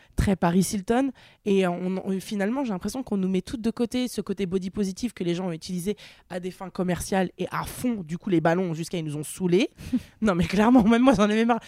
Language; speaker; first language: French; native; French